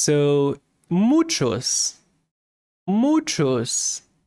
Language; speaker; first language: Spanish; non-native, fluent; English